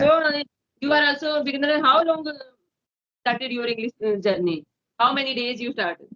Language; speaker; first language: English; non-native, learner; Hindi